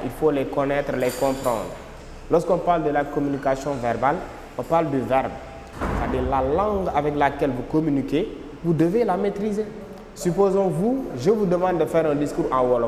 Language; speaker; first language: French; non-native, local second language; Wolof